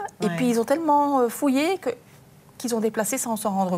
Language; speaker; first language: French; native; French